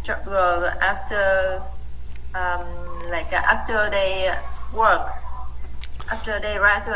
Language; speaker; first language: English; non-native, learner; Vietnamese